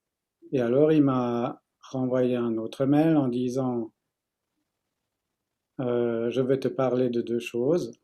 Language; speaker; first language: French; non-native, fluent; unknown